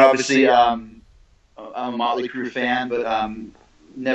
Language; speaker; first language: English; native; English